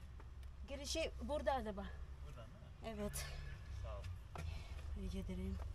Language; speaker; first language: Turkish; non-native, learner; Filipino